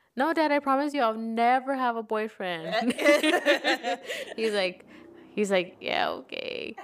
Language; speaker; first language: English; early bilingual, other home language; Spanish